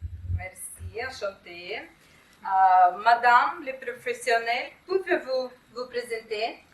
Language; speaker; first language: French; non-native, learner; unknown